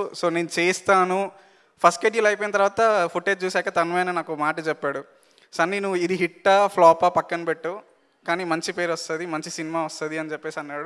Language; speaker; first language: Telugu; native; Telugu